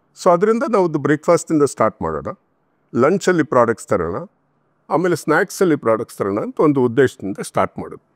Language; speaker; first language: Kannada; non-native, local second language; Tamil